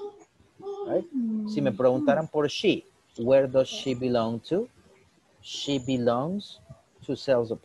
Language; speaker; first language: English; non-native, fluent; Spanish